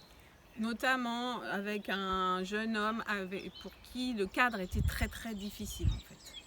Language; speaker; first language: French; native; French